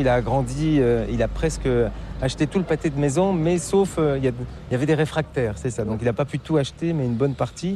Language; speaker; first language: French; native; French